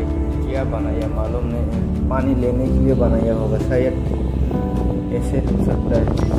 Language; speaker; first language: Hindi; non-native, local second language; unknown